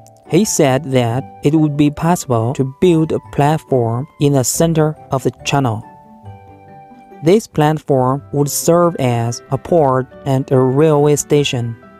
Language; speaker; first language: English; non-native, learner; Chinese